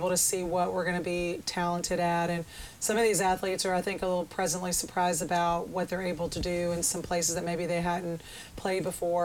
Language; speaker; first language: English; native; English